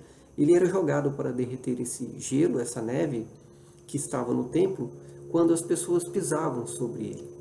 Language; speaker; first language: Portuguese; native; Portuguese